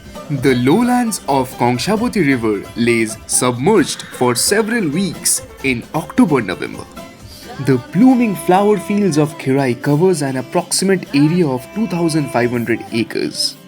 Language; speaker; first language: English; non-native, local second language; Bangla